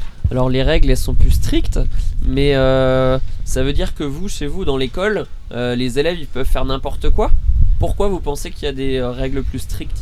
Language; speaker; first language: French; native; French